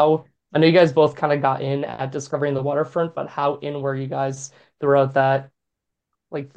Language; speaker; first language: English; native; English